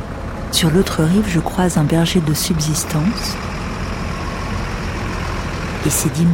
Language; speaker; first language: French; native; French